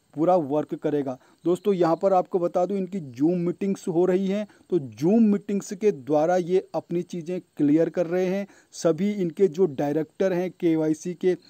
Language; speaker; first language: Hindi; native; Hindi